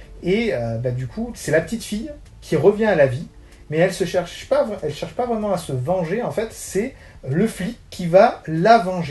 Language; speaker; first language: French; native; French